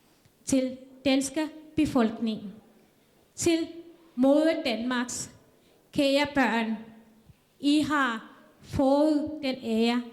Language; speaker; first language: Danish; non-native, fluent; Tamil